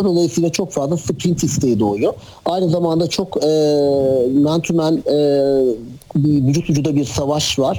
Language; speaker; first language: Turkish; native; Turkish